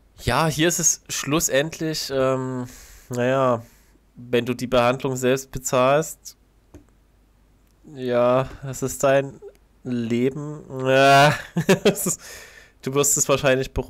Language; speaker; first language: German; native; German